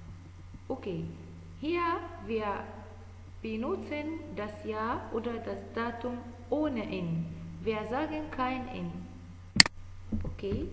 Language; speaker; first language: German; non-native, fluent; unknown